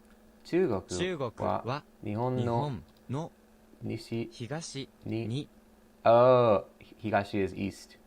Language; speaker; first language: Japanese; non-native, learner; English